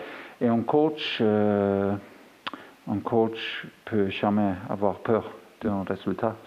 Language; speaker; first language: French; non-native, fluent; German